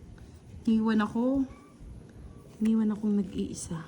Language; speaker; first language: Filipino; native; Filipino